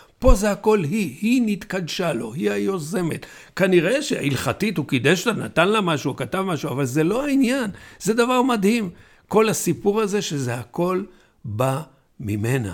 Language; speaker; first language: Hebrew; native; Hebrew